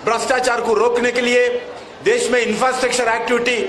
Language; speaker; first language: Hindi; non-native, local second language; Telugu